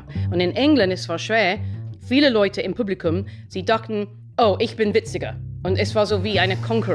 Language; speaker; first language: German; non-native, fluent; English